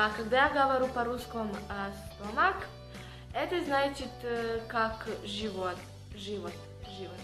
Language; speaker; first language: Russian; non-native, learner; Serbian